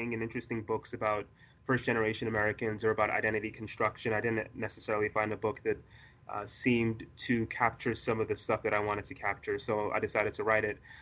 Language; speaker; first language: English; native; English